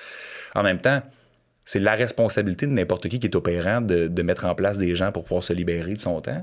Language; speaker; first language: French; native; French